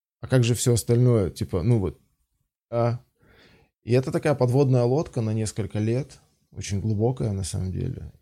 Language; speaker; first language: Russian; native; Russian